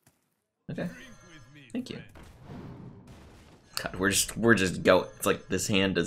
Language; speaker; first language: English; native; English